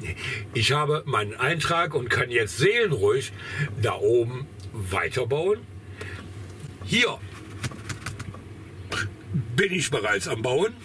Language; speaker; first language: German; native; German